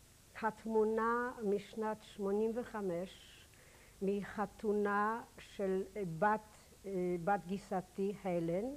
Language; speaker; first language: Hebrew; non-native, fluent; Polish